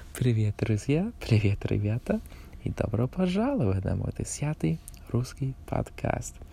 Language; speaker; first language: Russian; non-native, learner; English